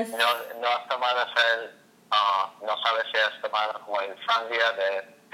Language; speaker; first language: Spanish; non-native, learner; English